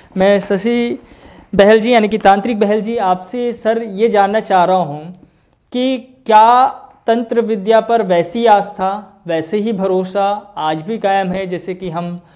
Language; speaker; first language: Hindi; native; Hindi